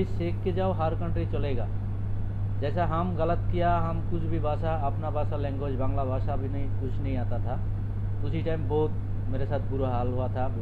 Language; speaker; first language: Hindi; non-native, learner; Bangla